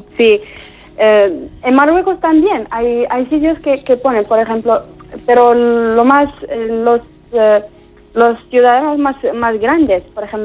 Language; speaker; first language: Spanish; non-native, fluent; Arabic